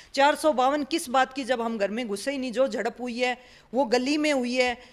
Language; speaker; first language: Hindi; native; Hindi